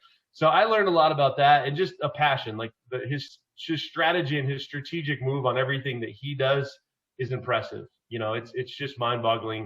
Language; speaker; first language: English; native; English